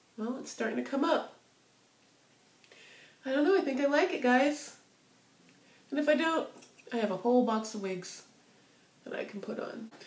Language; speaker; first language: English; native; English